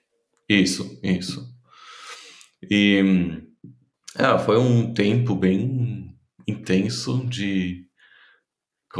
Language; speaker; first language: Portuguese; non-native, fluent; German